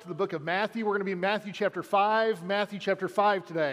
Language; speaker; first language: English; native; English